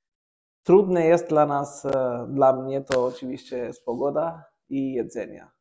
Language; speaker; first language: Polish; non-native, learner; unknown